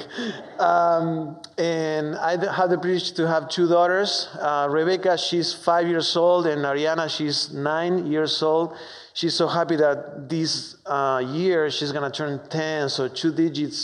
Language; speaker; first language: English; non-native, fluent; Spanish